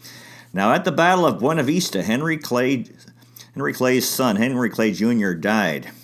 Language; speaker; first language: English; native; English